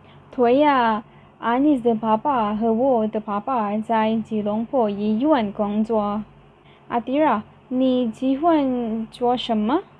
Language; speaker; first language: Chinese; non-native, learner; Malay